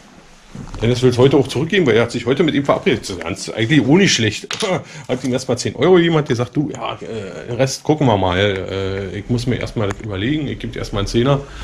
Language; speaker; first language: German; native; German